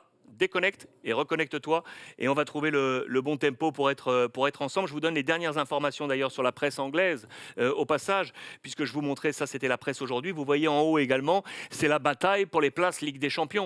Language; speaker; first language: French; native; French